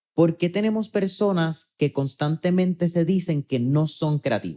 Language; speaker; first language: Spanish; native; Spanish